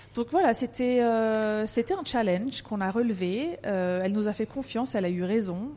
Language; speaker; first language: French; native; French